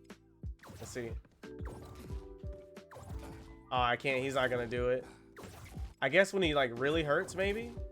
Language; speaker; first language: English; native; English